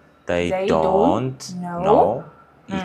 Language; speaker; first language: English; non-native, learner; Amharic